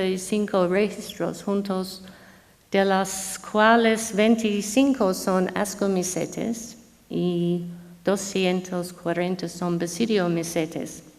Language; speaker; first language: Spanish; non-native, fluent; English